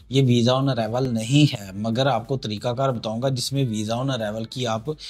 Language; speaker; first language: Urdu; non-native, local second language; Punjabi